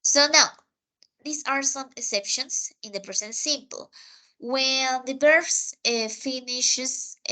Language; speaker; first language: English; non-native, fluent; Spanish